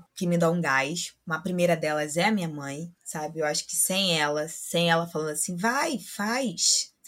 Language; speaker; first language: Portuguese; native; Portuguese